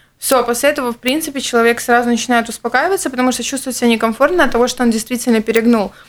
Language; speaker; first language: Russian; native; Russian